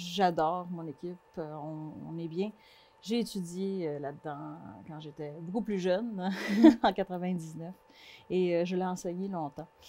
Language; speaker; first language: French; non-native, fluent; Portuguese